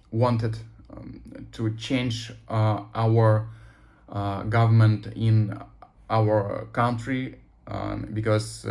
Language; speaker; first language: English; non-native, learner; Russian